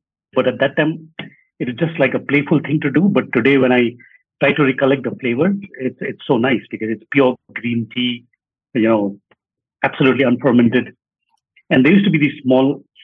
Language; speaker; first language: English; non-native, local second language; Nepali